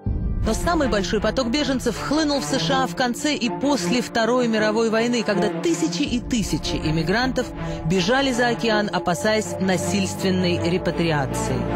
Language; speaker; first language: Russian; native; Russian